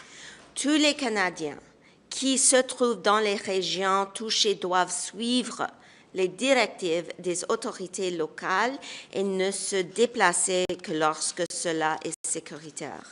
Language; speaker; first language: French; non-native, fluent; English